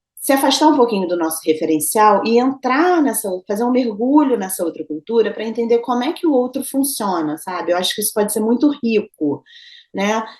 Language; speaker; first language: Portuguese; native; Portuguese